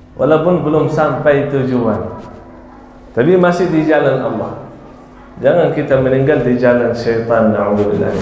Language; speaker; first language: Malay; non-native, fluent; Arabic